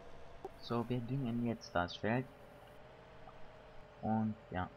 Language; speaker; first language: German; native; German